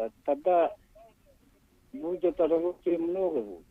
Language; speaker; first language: Russian; non-native, local second language; Yakut